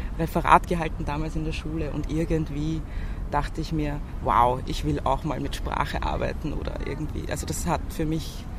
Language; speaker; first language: German; native; German